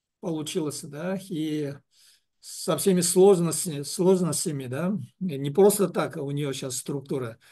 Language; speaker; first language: Russian; non-native, learner; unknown